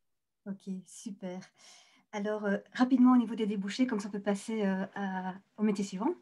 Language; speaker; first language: French; native; French